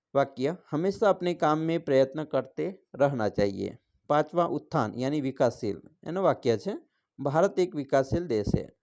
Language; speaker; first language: Hindi; non-native, local second language; Gujarati